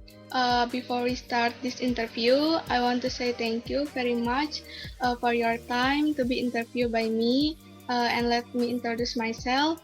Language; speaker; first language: English; non-native, learner; Indonesian